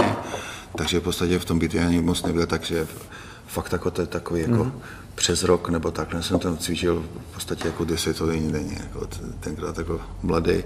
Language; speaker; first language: Czech; non-native, fluent; Hungarian